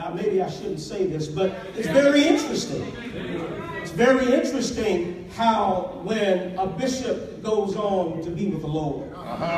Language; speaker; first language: English; native; English